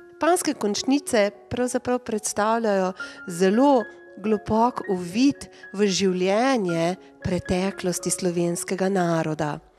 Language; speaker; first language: Slovenian; native; Slovenian